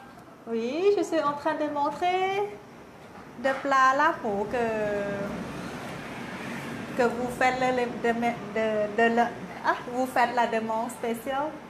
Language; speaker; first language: French; non-native, learner; Thai